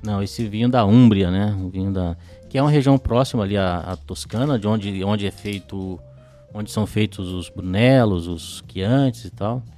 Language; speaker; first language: Portuguese; native; Portuguese